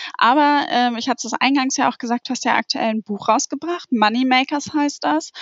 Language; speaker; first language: German; native; German